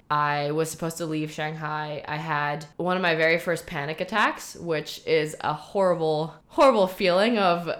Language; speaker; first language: English; early bilingual, heritage; Chinese